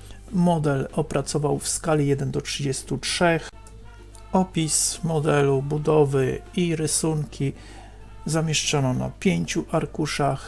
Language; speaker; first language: Polish; native; Polish